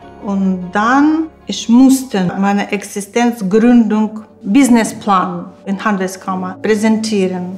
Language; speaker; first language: German; non-native, learner; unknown